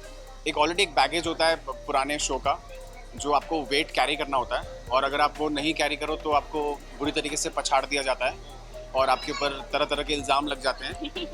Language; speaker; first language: Hindi; native; Hindi